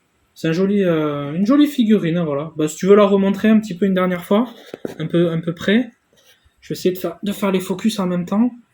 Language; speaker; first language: French; native; French